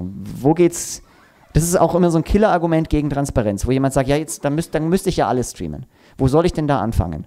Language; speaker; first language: German; native; German